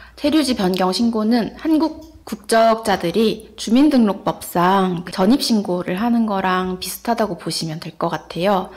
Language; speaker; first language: Korean; native; Korean